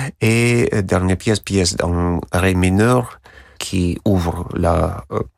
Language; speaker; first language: French; non-native, learner; Russian